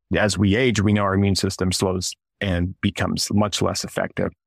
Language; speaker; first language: English; early bilingual, other home language; Russian